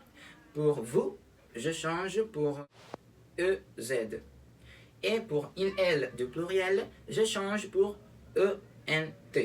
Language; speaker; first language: French; non-native, learner; Spanish